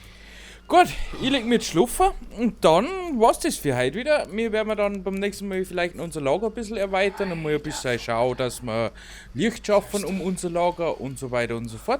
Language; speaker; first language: German; native; German